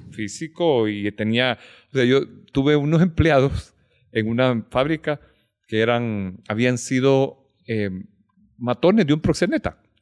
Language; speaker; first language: Spanish; native; Spanish